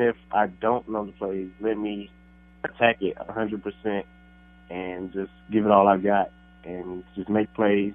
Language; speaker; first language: English; native; English